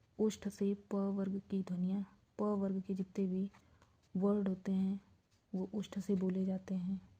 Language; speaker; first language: Hindi; native; Hindi